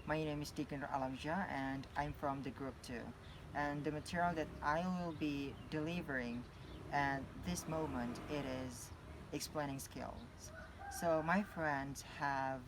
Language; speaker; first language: English; non-native, learner; Indonesian